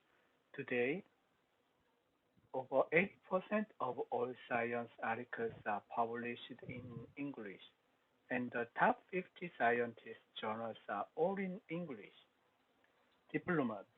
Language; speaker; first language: English; non-native, learner; Korean